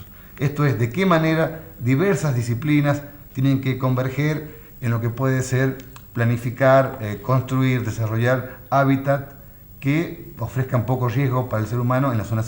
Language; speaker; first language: Spanish; native; Spanish